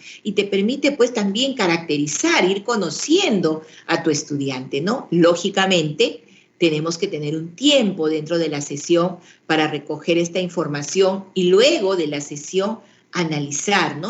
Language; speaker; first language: Spanish; native; Spanish